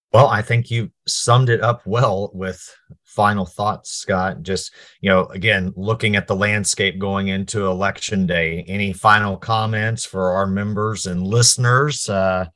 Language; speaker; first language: English; native; English